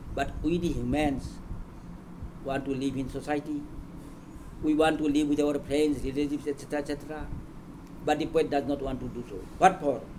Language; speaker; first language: English; non-native, local second language; Assamese